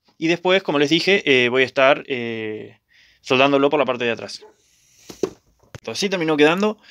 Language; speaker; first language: Spanish; native; Spanish